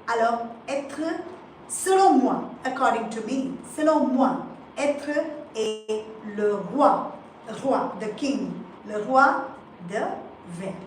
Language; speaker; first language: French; non-native, fluent; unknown